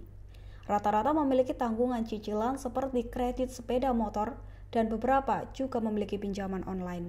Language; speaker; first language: Indonesian; native; Indonesian